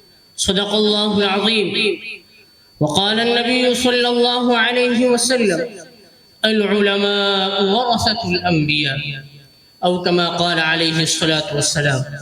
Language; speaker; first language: Arabic; non-native, learner; Urdu